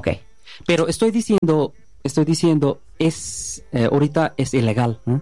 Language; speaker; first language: Spanish; non-native, learner; Bangla